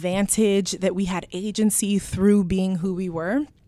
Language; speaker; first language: English; early bilingual, other home language; Spanish